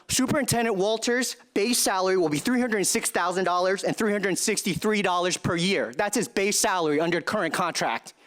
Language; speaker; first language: English; early bilingual, other home language; Chinese